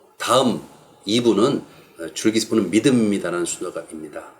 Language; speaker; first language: Korean; native; Korean